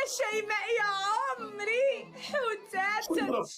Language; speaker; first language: Arabic; native; Arabic